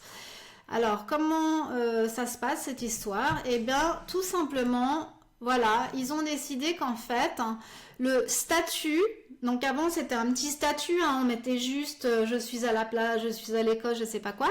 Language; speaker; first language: French; native; French